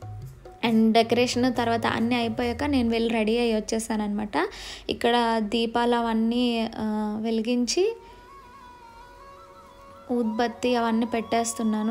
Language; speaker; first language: Telugu; native; Telugu